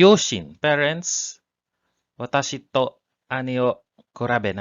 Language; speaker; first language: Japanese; non-native, learner; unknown